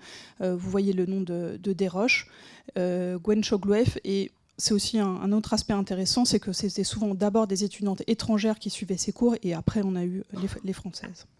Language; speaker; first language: French; native; French